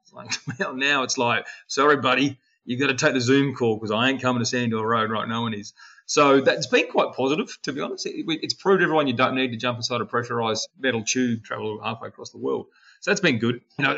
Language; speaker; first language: English; native; English